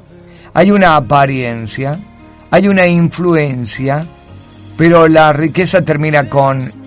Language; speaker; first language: Spanish; native; Spanish